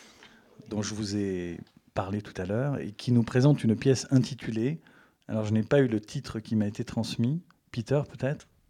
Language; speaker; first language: French; native; French